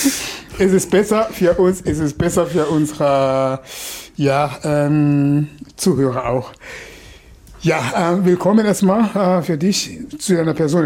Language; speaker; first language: German; non-native, fluent; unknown